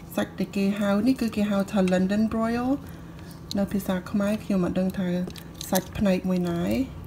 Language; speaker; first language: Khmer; early bilingual, heritage; Khmer